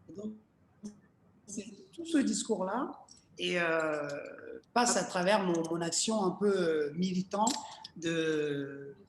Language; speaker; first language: French; early bilingual, other home language; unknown